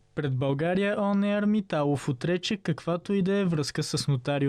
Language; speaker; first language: Bulgarian; native; Bulgarian